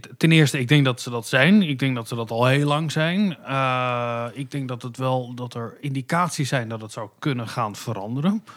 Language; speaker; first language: Dutch; native; Dutch